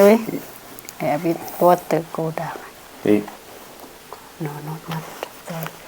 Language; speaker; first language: English; non-native, learner; Thai